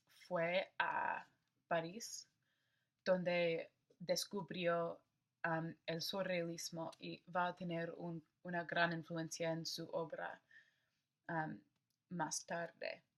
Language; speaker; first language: Spanish; non-native, learner; English